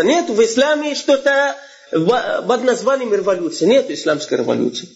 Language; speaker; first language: Russian; non-native, fluent; Arabic